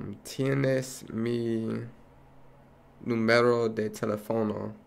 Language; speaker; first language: Spanish; non-native, learner; English